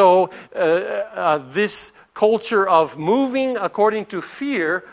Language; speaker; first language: English; native; English